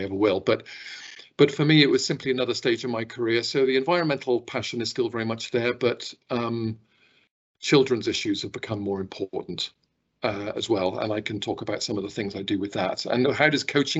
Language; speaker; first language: English; native; English